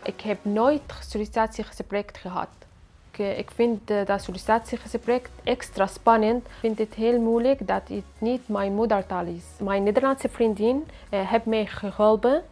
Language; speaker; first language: Dutch; non-native, learner; Arabic